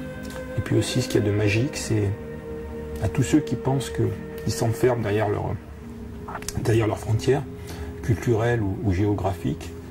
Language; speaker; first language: French; native; French